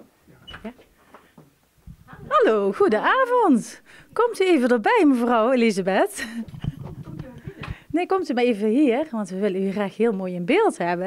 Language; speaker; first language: Dutch; native; Dutch